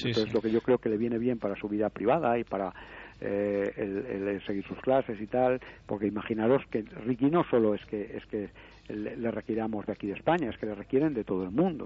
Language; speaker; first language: Spanish; native; Spanish